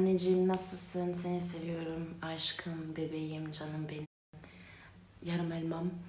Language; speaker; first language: Turkish; early bilingual, heritage; Turkish